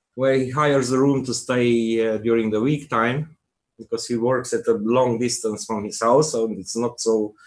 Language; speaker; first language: English; non-native, fluent; Hungarian